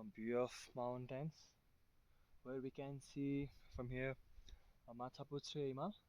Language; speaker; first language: English; non-native, local second language; Nepali